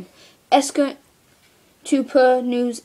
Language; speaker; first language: French; non-native, learner; English